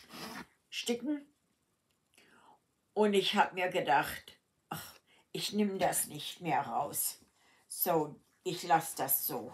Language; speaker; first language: German; early bilingual, heritage; German